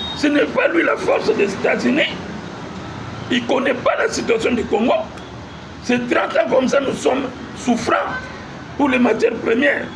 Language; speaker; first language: French; non-native, local second language; Lingala